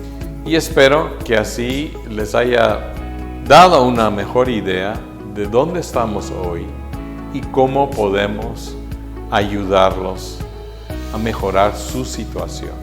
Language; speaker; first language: Spanish; non-native, fluent; Portuguese